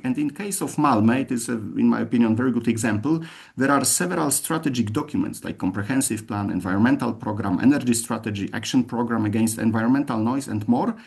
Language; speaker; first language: English; non-native, fluent; Polish